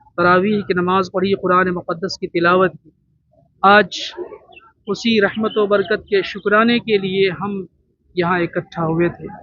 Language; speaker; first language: Urdu; native; Urdu